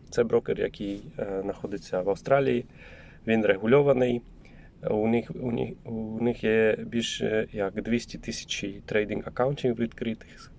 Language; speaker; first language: Ukrainian; non-native, learner; Polish